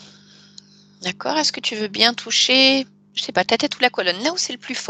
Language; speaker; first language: French; native; French